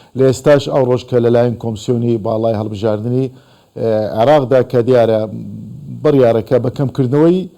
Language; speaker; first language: Central Kurdish; non-native, local second language; Azerbaijani